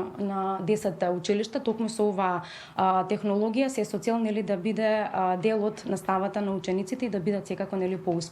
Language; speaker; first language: Macedonian; native; Macedonian